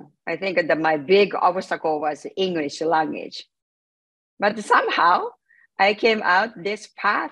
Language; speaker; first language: English; non-native, learner; Japanese